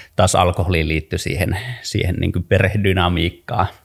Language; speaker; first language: Finnish; native; Finnish